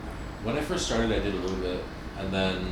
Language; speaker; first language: English; native; English